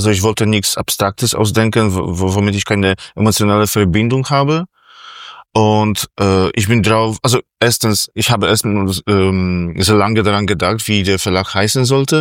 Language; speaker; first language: German; non-native, fluent; Polish